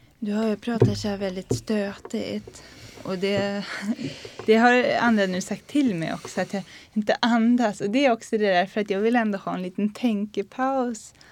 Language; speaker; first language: Swedish; native; Swedish